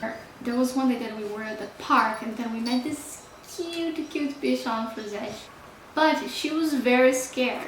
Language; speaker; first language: English; non-native, fluent; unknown